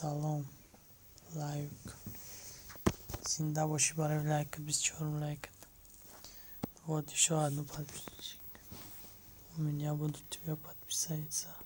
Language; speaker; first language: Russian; non-native, learner; Tajik